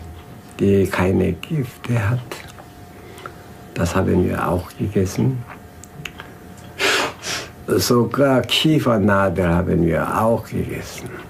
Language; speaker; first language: German; non-native, fluent; Korean